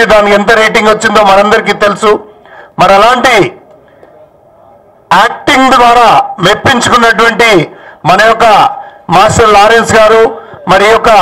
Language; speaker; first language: Telugu; native; Telugu